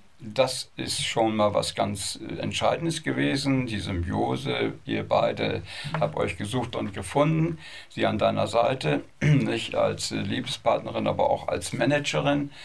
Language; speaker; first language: German; native; German